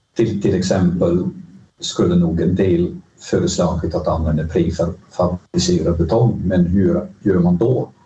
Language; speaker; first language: Swedish; non-native, fluent; Dutch